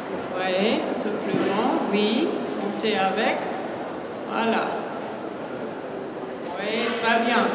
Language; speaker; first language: French; non-native, fluent; German